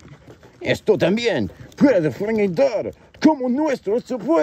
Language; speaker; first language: Spanish; non-native, learner; English